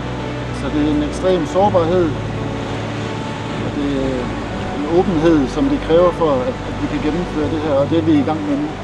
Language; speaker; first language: Danish; native; Danish